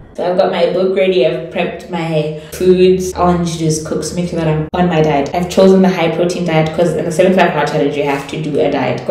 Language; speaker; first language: English; non-native, local second language; Tswana